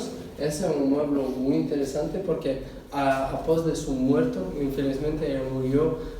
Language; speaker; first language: Spanish; non-native, fluent; Russian